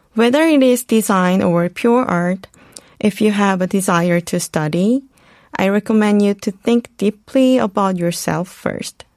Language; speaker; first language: English; non-native, fluent; Korean